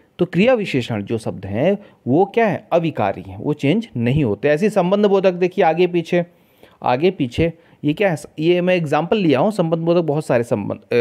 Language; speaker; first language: Hindi; native; Hindi